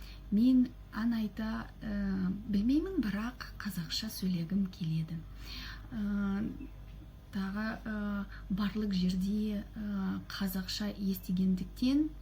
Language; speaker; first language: Kazakh; non-native, learner; Russian